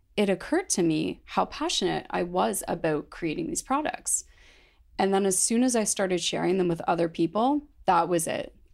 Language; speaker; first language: English; native; English